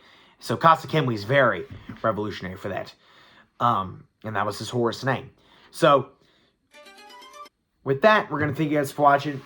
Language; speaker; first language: English; native; English